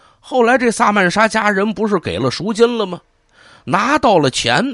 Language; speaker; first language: Chinese; native; Chinese